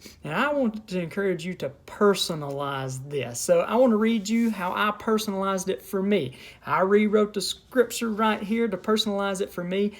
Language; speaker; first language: English; native; English